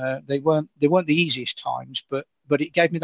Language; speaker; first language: English; native; English